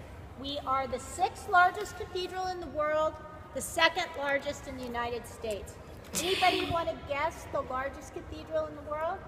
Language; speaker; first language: English; native; English